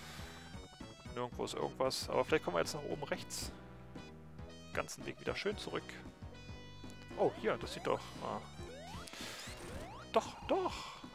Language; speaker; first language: German; native; German